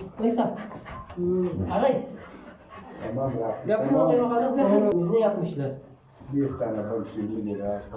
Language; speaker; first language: Turkish; non-native, learner; Filipino